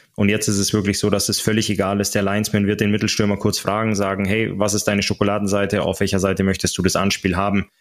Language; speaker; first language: German; native; German